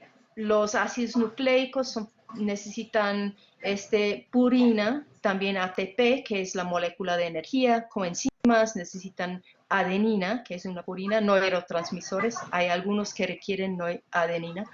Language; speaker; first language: Spanish; non-native, fluent; English